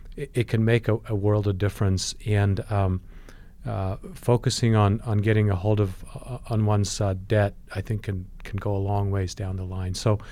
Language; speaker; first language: English; non-native, fluent; Polish